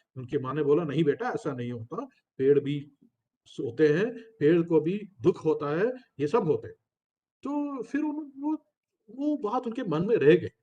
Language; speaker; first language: Hindi; non-native, local second language; Telugu